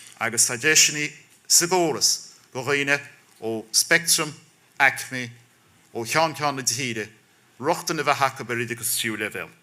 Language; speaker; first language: Irish; native; Irish